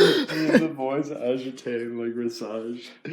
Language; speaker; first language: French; non-native, learner; English